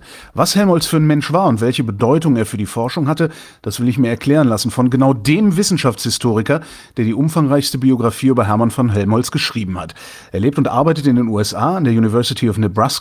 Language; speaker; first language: German; native; German